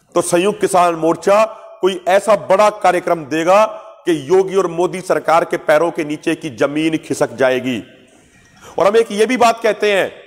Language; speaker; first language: Hindi; non-native, local second language; Punjabi